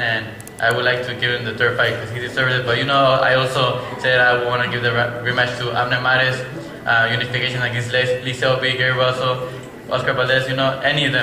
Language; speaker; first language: English; non-native, fluent; Spanish